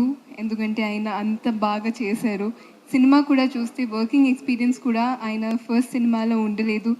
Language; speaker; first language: Telugu; non-native, fluent; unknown